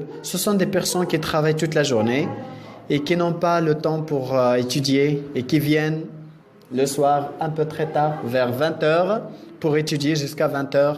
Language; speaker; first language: French; non-native, local second language; Arabic